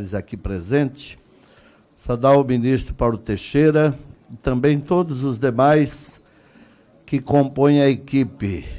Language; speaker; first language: Portuguese; native; Portuguese